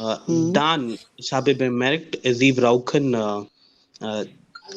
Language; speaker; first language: German; non-native, learner; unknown